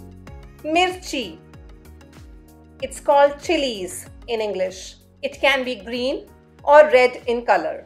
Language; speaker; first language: English; non-native, local second language; Hindi